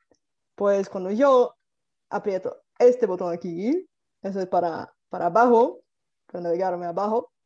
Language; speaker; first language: Spanish; non-native, fluent; Bulgarian